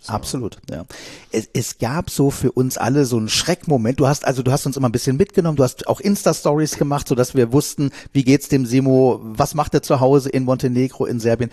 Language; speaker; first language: German; native; German